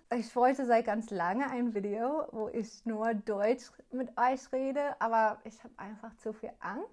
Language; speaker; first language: German; non-native, learner; English